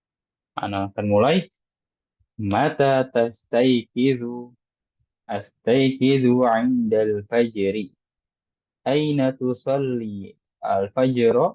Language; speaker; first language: Arabic; non-native, fluent; Indonesian